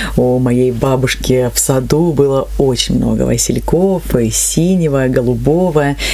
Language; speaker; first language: Russian; native; Russian